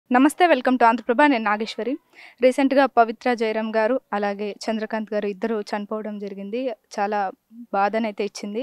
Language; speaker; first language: Telugu; native; Telugu